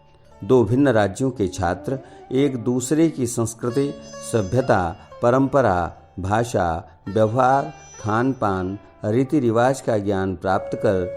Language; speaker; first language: Hindi; native; Hindi